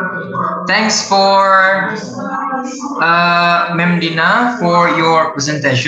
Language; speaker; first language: English; non-native, learner; Indonesian